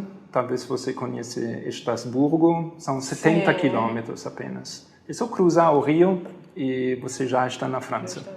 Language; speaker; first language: Portuguese; non-native, fluent; German